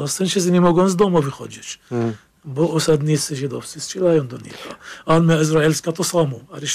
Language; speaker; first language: Polish; non-native, fluent; Arabic